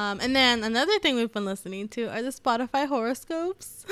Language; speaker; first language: English; early bilingual, other home language; Spanish